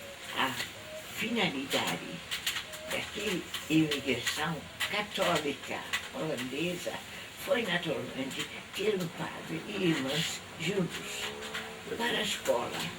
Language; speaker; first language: Portuguese; non-native, fluent; Dutch